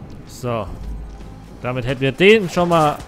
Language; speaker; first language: German; native; German